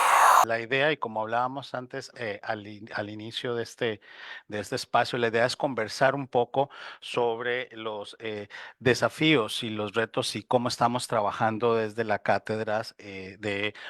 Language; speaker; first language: Spanish; native; Spanish